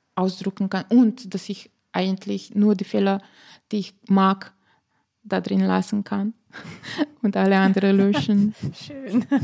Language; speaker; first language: German; non-native, fluent; Slovenian